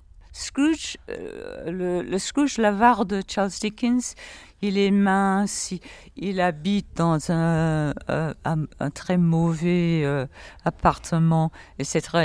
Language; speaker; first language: French; non-native, fluent; English